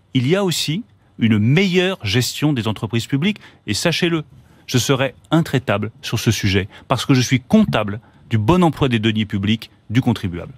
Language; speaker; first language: French; native; French